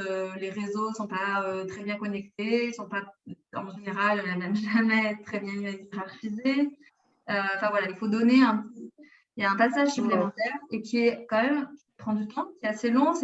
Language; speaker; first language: French; native; French